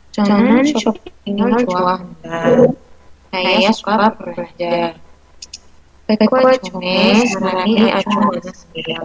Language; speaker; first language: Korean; non-native, learner; Indonesian